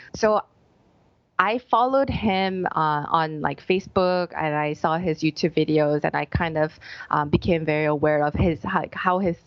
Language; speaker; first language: English; native; English